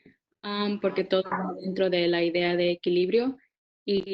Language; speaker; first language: Spanish; non-native, fluent; English